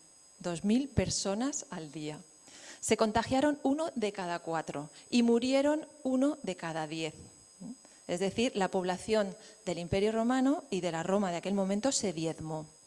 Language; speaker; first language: Spanish; native; Spanish